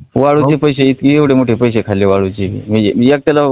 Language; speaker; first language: Marathi; native; Marathi